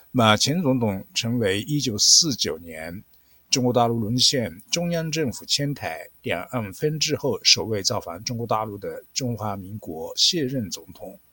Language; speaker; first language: Chinese; non-native, fluent; Japanese